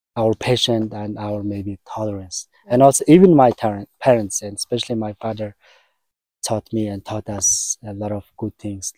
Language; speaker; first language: English; non-native, learner; Mongolian